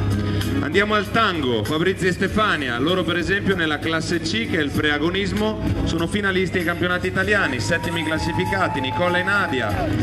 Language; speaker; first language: Italian; native; Italian